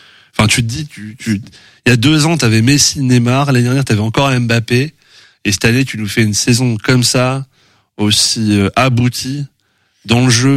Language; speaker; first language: French; native; French